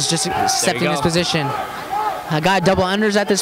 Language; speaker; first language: English; native; English